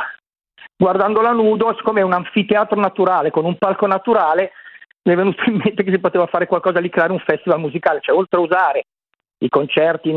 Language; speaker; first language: Italian; native; Italian